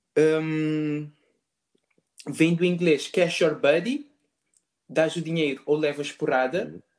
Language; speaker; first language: Portuguese; non-native, local second language; Kabuverdianu